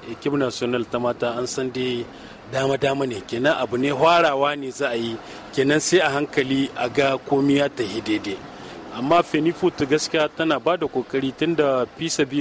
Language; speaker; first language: Hausa; native; Hausa